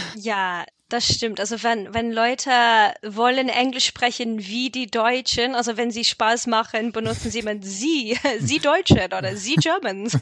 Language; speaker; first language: German; non-native, fluent; English